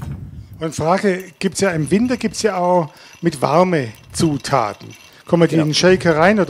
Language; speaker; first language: German; native; German